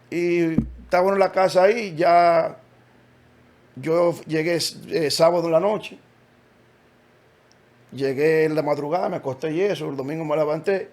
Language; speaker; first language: Spanish; native; Spanish